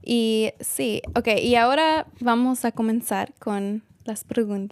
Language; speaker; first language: Spanish; early bilingual, heritage; Spanish